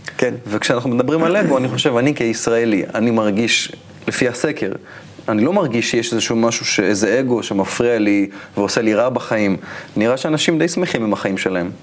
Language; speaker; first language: Hebrew; native; Hebrew